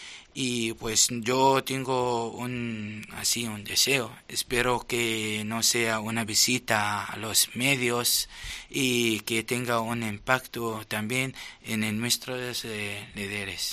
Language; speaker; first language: Spanish; non-native, fluent; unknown